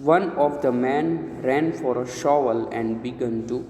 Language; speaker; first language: English; non-native, local second language; Gujarati